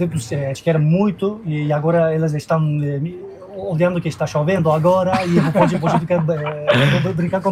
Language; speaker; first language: Portuguese; non-native, fluent; Turkish